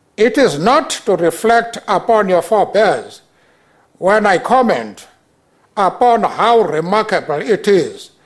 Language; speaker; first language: English; non-native, local second language; Xhosa